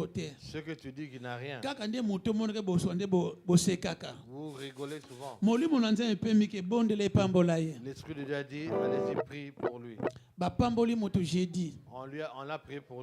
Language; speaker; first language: French; non-native, local second language; Lingala